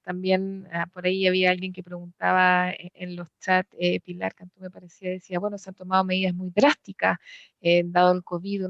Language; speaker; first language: Spanish; native; Spanish